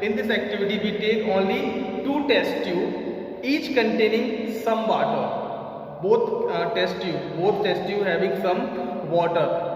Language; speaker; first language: English; non-native, local second language; Hindi